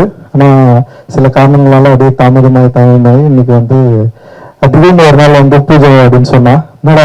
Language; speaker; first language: Tamil; native; Tamil